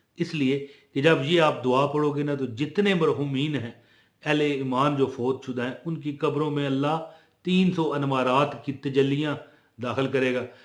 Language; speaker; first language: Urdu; non-native, local second language; Punjabi